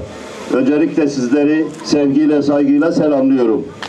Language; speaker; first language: Turkish; native; Turkish